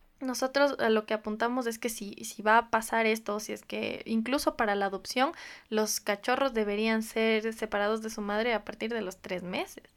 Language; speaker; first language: Spanish; native; Spanish